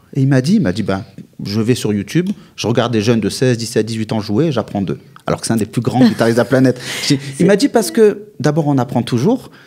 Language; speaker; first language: French; native; French